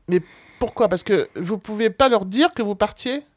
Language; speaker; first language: French; native; French